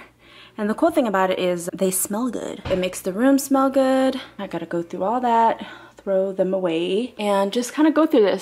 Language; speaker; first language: English; native; English